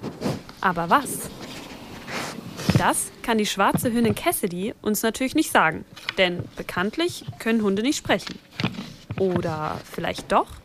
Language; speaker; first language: German; native; German